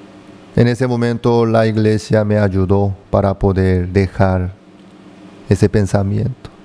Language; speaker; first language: Spanish; non-native, fluent; Korean